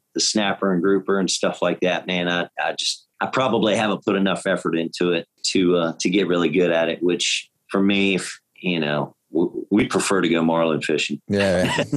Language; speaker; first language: English; native; English